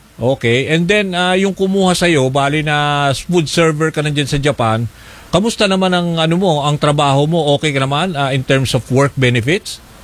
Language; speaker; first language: Filipino; native; Filipino